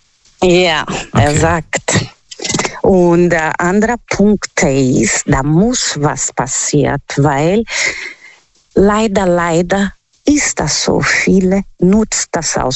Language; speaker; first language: German; non-native, learner; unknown